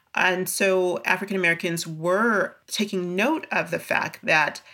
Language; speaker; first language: English; native; English